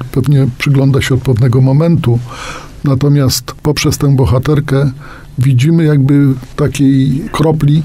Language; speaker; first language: Polish; native; Polish